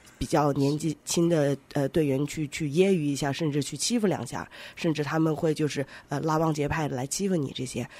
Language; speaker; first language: Chinese; native; Chinese